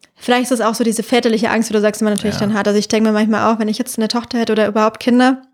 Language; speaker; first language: German; native; German